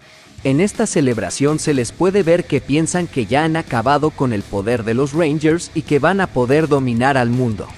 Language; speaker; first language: Spanish; native; Spanish